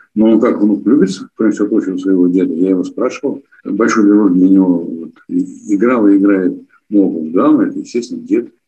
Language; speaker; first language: Russian; native; Russian